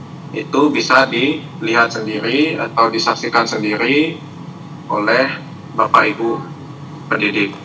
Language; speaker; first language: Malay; non-native, local second language; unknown